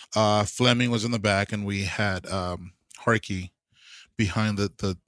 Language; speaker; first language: English; early bilingual, other home language; Spanish